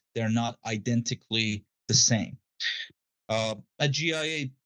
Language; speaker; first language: English; non-native, fluent; Persian